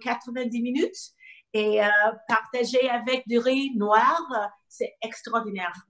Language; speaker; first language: French; non-native, learner; English